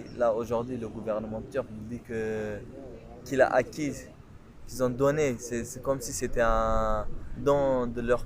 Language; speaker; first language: French; non-native, local second language; Kurdish